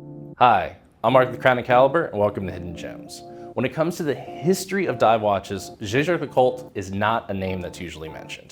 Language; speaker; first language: English; native; English